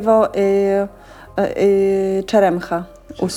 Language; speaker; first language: French; non-native, fluent; Polish